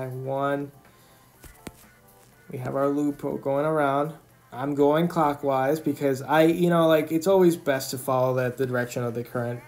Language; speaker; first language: English; native; English